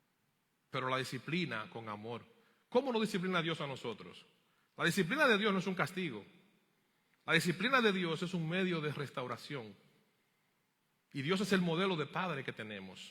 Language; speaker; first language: Spanish; native; Spanish